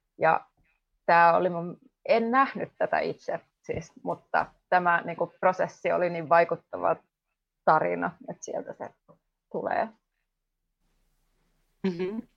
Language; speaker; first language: Finnish; non-native, fluent; Polish